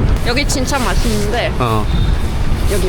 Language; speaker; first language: Korean; non-native, fluent; Ukrainian